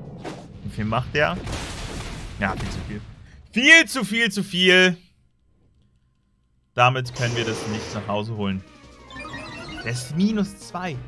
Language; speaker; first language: German; native; German